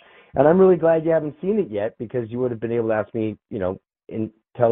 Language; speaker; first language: English; native; English